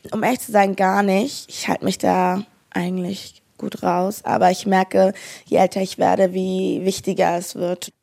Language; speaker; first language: German; native; German